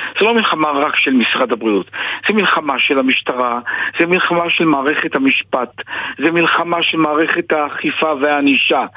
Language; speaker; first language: Hebrew; native; Hebrew